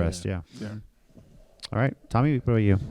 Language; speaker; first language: English; native; English